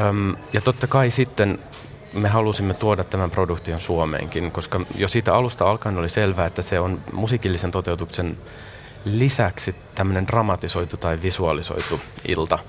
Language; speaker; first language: Finnish; native; Finnish